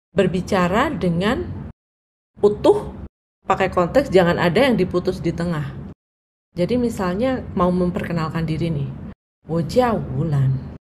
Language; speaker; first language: Indonesian; non-native, local second language; Javanese